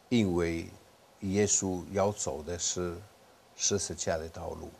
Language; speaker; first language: Chinese; non-native, fluent; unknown